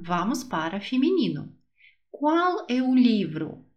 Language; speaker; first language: Portuguese; non-native, fluent; Russian